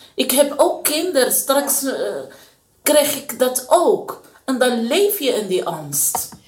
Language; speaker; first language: Dutch; non-native, learner; Arabic